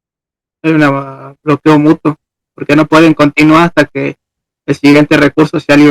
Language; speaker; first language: Spanish; native; Spanish